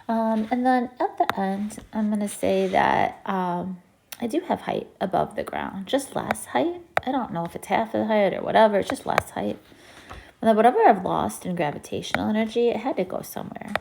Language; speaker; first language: English; native; English